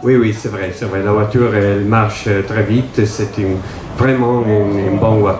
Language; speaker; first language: French; non-native, learner; Italian